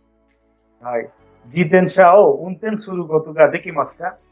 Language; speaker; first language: Japanese; non-native, fluent; Bangla